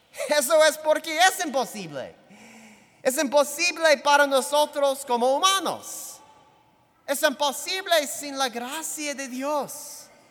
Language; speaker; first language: Spanish; non-native, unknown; English